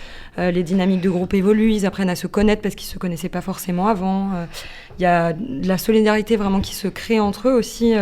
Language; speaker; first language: French; native; French